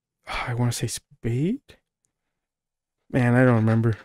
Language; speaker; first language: English; native; English